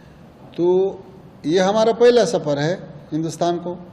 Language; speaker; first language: Hindi; non-native, learner; Pashto